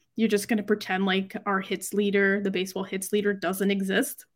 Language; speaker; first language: English; native; English